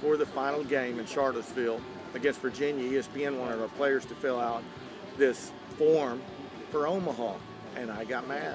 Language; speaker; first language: English; native; English